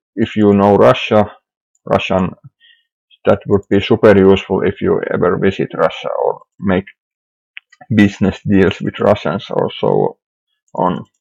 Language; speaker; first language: English; non-native, fluent; Finnish